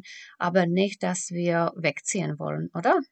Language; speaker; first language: German; non-native, fluent; Slovak